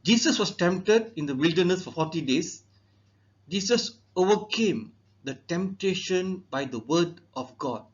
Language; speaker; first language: English; non-native, local second language; Tamil